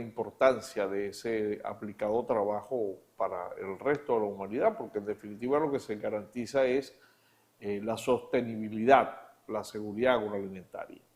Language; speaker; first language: Spanish; native; Spanish